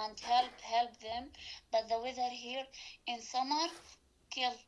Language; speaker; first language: English; non-native, learner; Arabic